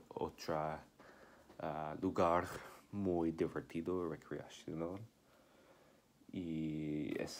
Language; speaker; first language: Spanish; non-native, learner; English